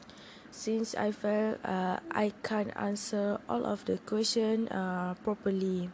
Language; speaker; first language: English; non-native, learner; Malay